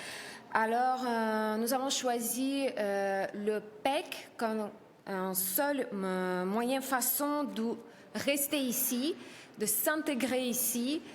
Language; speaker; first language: French; non-native, learner; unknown